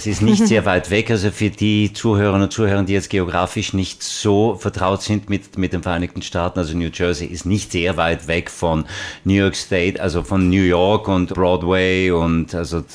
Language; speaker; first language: German; native; German